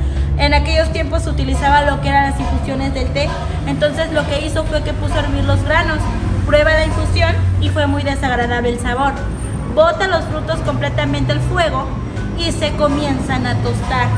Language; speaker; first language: Spanish; native; Spanish